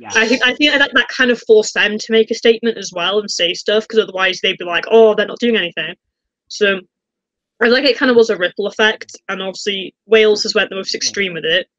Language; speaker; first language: English; native; English